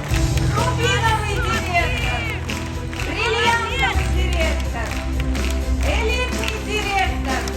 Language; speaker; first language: Russian; native; Russian